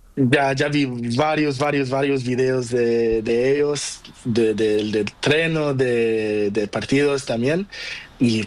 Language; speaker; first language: Spanish; non-native, learner; Portuguese